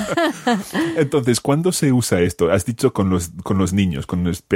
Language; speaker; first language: Spanish; non-native, fluent; English